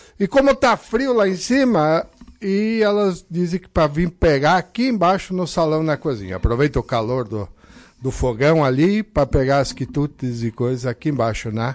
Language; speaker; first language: Portuguese; native; Portuguese